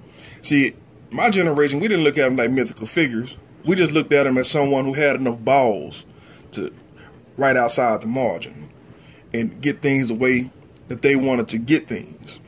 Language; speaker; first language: English; native; English